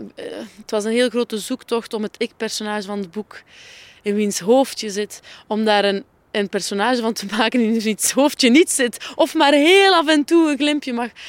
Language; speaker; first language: Dutch; native; Dutch